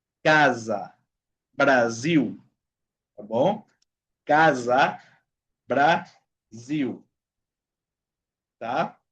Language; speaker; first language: Portuguese; non-native, fluent; Spanish